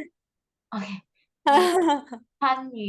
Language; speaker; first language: Chinese; non-native, learner; Indonesian